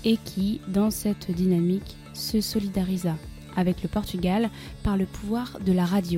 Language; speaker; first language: French; native; French